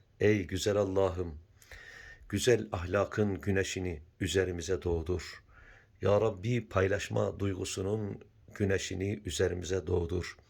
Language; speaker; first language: Turkish; native; Turkish